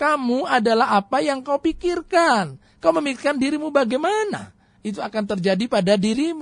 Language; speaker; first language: Indonesian; native; Indonesian